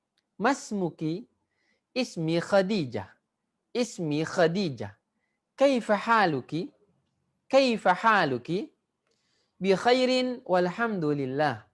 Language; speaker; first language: Arabic; non-native, fluent; Indonesian